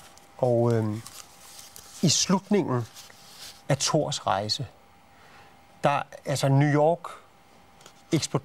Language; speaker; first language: Danish; native; Danish